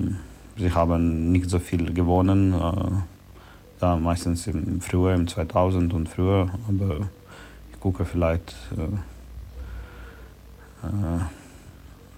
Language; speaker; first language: German; non-native, learner; Ukrainian